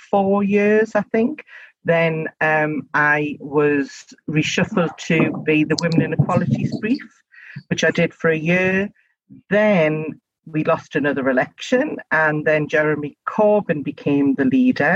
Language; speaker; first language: English; native; English